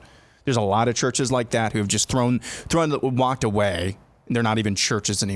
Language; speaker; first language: English; native; English